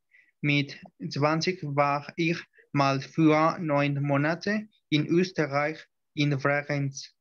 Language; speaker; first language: German; non-native, learner; Spanish